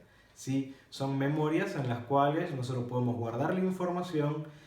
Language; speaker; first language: Spanish; native; Spanish